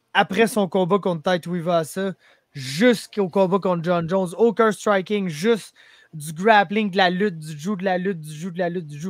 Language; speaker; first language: French; native; French